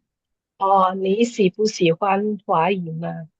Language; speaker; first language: Chinese; non-native, learner; Indonesian